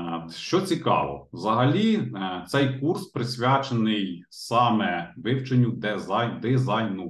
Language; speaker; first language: Ukrainian; native; Ukrainian